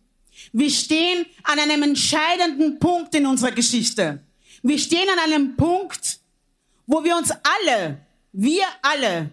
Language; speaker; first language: German; early bilingual, other home language; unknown